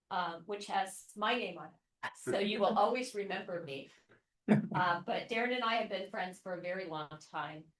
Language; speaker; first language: English; native; English